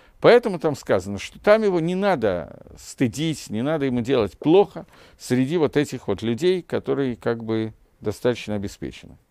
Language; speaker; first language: Russian; native; Russian